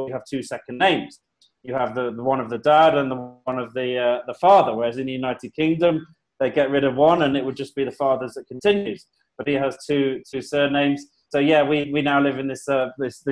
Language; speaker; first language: English; native; English